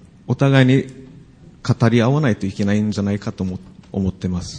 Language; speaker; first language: Japanese; non-native, fluent; English